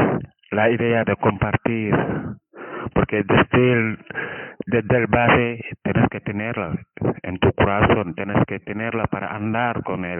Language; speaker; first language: Spanish; non-native, fluent; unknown